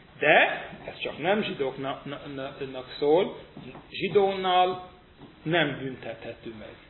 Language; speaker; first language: Hungarian; non-native, fluent; English